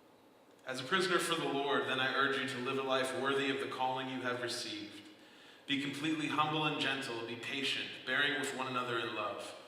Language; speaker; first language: English; native; English